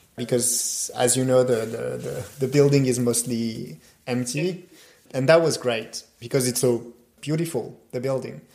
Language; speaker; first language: English; non-native, fluent; French